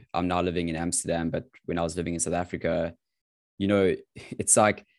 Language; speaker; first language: English; native; English